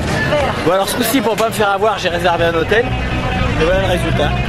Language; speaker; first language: French; native; French